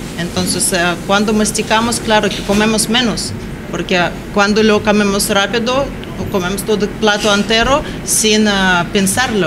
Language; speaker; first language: Spanish; non-native, learner; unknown